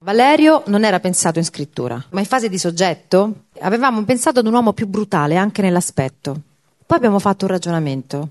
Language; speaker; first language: Italian; native; Italian